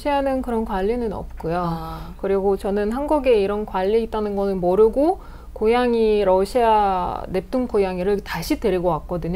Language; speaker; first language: Korean; non-native, fluent; Russian